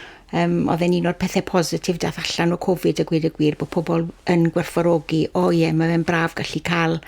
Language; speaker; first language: Welsh; native; Welsh